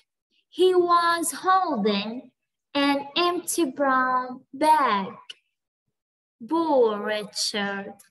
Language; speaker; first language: English; non-native, fluent; Arabic